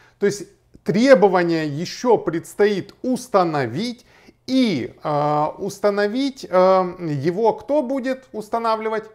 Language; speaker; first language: Russian; native; Russian